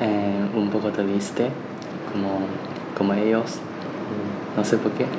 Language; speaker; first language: Spanish; non-native, learner; Chinese